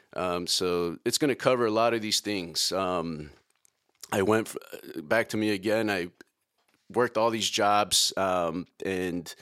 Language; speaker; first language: English; native; English